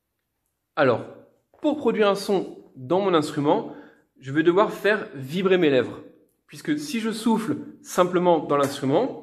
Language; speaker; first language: French; native; French